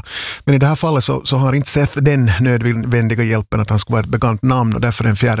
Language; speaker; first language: Swedish; native; Swedish